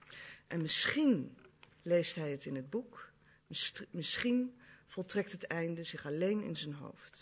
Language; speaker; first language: Dutch; native; Dutch